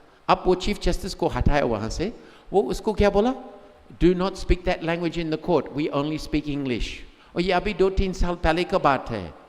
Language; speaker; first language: Hindi; non-native, fluent; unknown